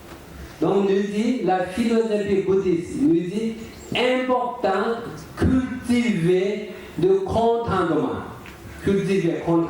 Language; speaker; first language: French; non-native, learner; Tibetan